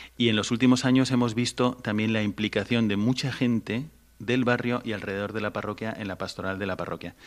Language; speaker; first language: Spanish; native; Spanish